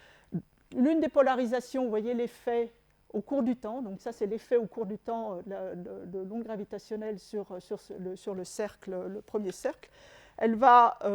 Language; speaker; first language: French; native; French